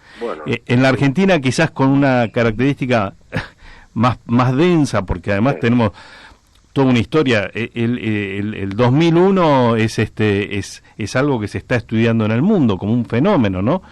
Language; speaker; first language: Spanish; native; Spanish